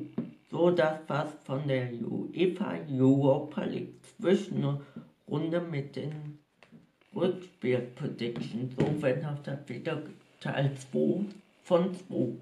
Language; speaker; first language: German; native; German